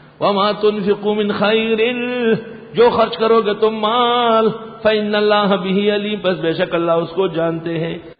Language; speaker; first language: Urdu; non-native, local second language; Pashto